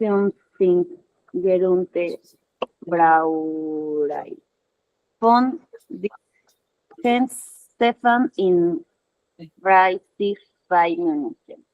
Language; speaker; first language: German; non-native, learner; Spanish